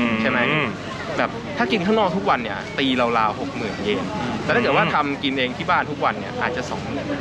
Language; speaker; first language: Thai; native; Thai